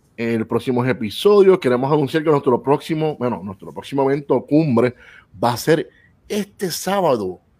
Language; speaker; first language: Spanish; native; Spanish